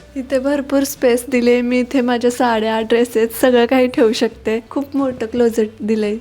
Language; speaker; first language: Marathi; native; Marathi